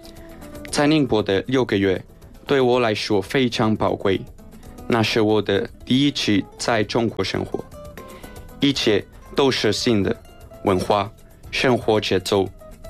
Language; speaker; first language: Chinese; non-native, learner; Spanish